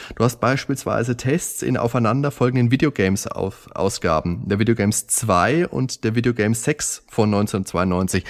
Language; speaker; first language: German; native; German